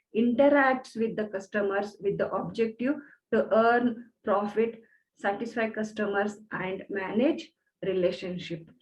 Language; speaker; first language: English; non-native, local second language; Kannada